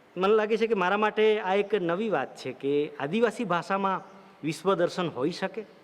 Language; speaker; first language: Gujarati; non-native, local second language; Vasavi